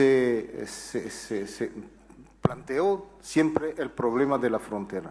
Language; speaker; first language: Spanish; non-native, fluent; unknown